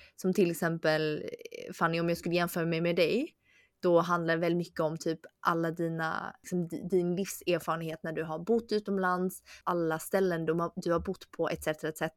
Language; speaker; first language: Swedish; early bilingual, other home language; Chinese